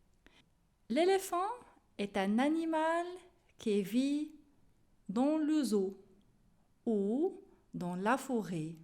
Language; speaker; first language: French; non-native, local second language; Arabic